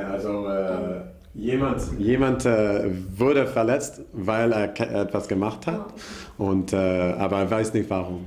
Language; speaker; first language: German; non-native, learner; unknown